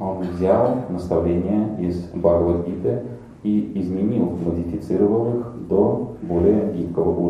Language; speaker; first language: Russian; native; Russian